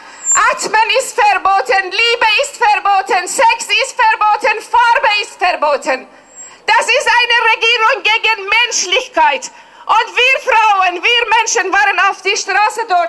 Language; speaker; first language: German; non-native, fluent; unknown